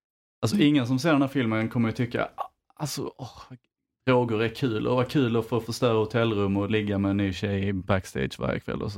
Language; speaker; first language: Swedish; native; Swedish